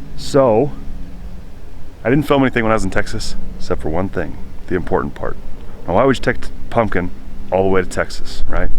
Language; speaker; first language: English; native; English